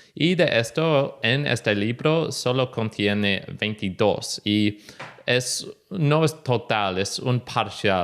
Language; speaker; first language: Spanish; non-native, fluent; English